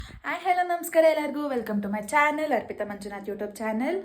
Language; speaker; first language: Kannada; native; Kannada